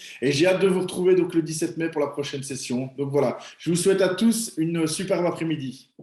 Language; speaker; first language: French; native; French